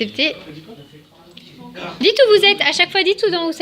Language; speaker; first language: French; native; French